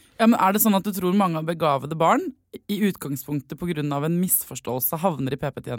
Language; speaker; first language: Norwegian; native; Norwegian